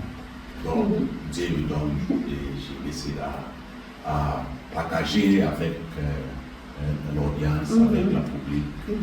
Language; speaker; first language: French; non-native, local second language; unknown